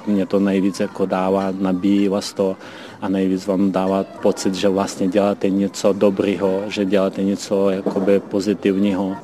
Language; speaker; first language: Czech; non-native, fluent; Ukrainian